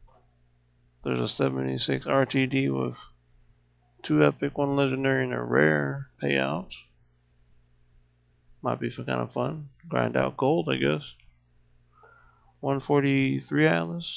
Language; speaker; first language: English; native; English